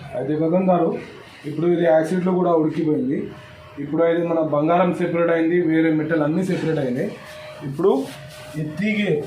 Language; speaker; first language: Telugu; non-native, fluent; Marathi